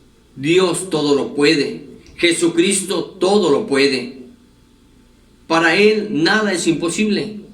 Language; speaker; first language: Spanish; native; Spanish